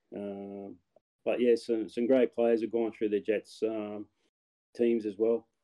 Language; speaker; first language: English; native; English